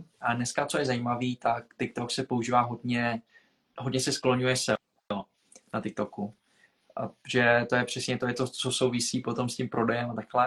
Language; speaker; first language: Czech; early bilingual, other home language; Vietnamese